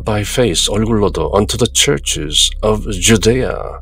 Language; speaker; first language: English; non-native, fluent; Korean